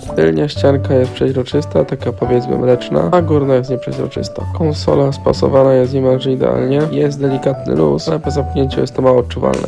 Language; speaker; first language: Polish; native; Polish